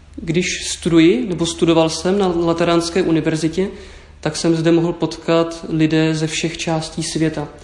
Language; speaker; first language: Czech; native; Czech